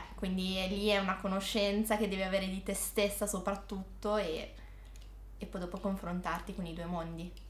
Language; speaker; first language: Italian; early bilingual, other home language; Arabic